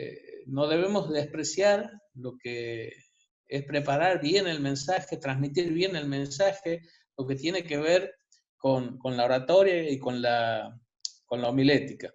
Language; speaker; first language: Spanish; native; Spanish